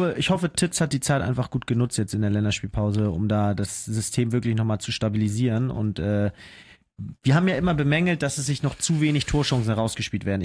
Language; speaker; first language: German; native; German